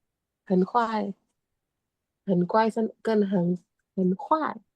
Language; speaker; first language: Chinese; non-native, learner; Indonesian